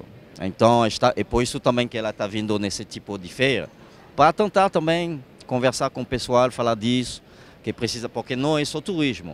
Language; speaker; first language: Portuguese; non-native, fluent; French